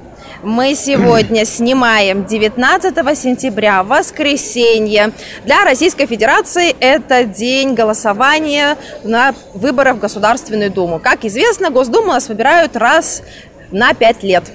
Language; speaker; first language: Russian; native; Russian